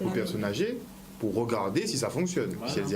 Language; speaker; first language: French; native; French